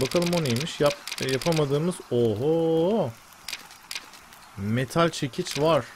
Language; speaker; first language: Turkish; native; Turkish